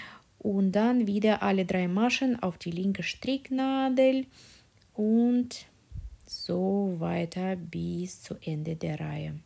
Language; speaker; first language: German; non-native, fluent; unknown